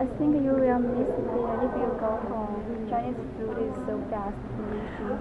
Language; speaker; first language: English; non-native, learner; Chinese